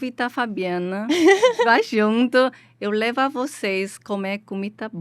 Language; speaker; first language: Portuguese; non-native, learner; Chinese